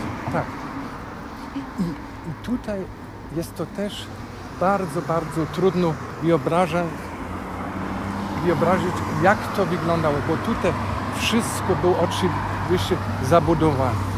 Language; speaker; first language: Polish; non-native, fluent; German